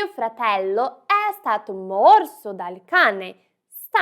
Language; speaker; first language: Italian; non-native, fluent; Portuguese